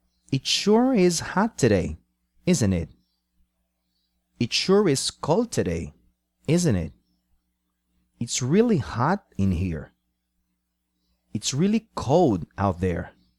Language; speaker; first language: English; non-native, fluent; Portuguese